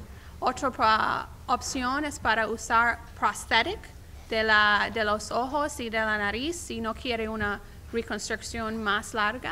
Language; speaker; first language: Spanish; non-native, learner; English